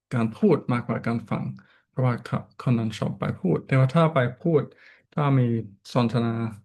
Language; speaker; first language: Thai; non-native, learner; English